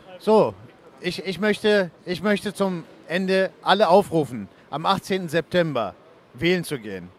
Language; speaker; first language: German; early bilingual, other home language; Turkish